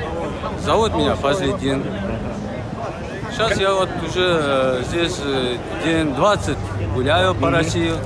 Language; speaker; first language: Russian; non-native, fluent; Uzbek